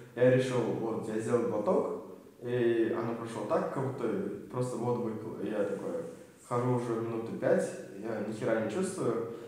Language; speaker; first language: Russian; native; Russian